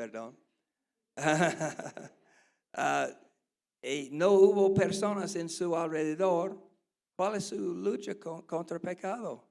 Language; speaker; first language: Spanish; non-native, learner; English